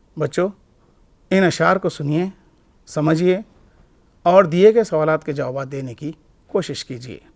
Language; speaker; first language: Urdu; native; Urdu